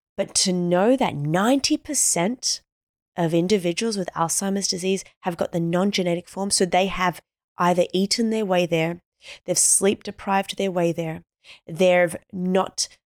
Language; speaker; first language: English; native; English